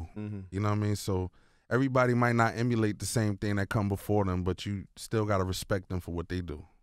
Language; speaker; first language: English; native; English